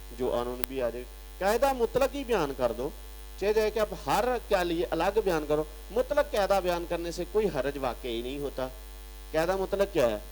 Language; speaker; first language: Urdu; non-native, local second language; Punjabi